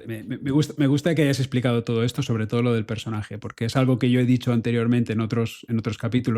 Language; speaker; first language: Spanish; native; Spanish